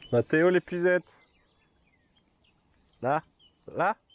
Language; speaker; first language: French; native; French